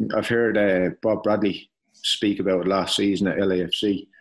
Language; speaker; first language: English; native; English